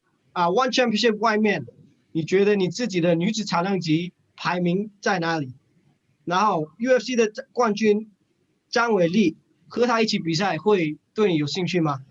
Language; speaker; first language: Chinese; non-native, fluent; English